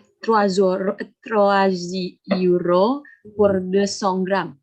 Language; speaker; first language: French; non-native, learner; Indonesian